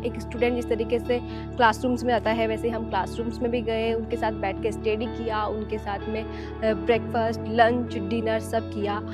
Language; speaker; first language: Hindi; native; Hindi